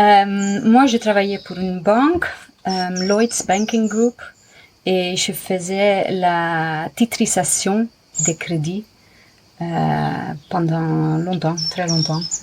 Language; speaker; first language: French; non-native, fluent; Dutch